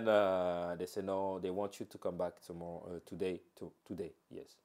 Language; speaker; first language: English; non-native, fluent; French